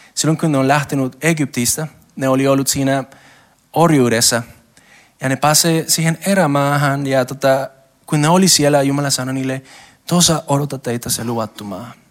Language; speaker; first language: Finnish; non-native, learner; Spanish